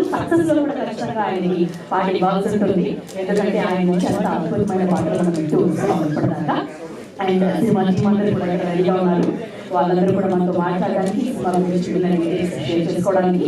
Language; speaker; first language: Telugu; native; Telugu